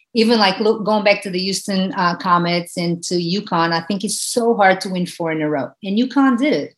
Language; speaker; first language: English; non-native, fluent; Portuguese